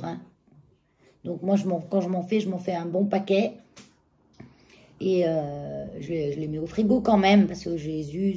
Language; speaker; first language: French; native; French